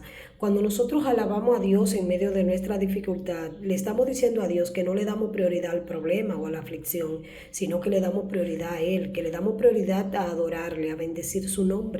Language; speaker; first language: Spanish; native; Spanish